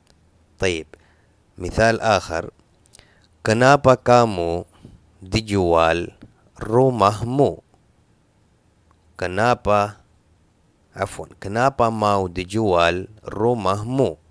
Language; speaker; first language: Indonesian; non-native, fluent; Arabic